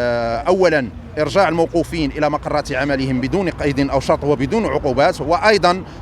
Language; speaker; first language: Arabic; native; Arabic